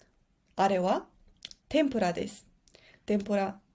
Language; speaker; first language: Japanese; non-native, fluent; Spanish